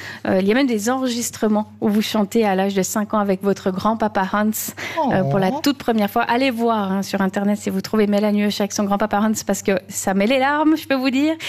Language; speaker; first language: French; native; French